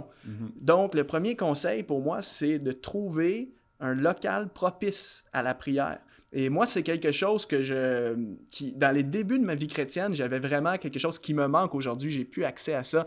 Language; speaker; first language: French; native; French